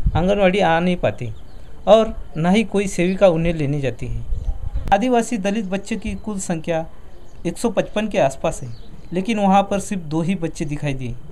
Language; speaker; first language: Hindi; non-native, local second language; Marathi